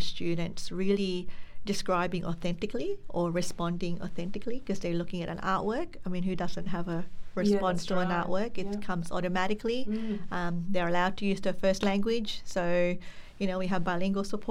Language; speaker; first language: English; non-native, local second language; Filipino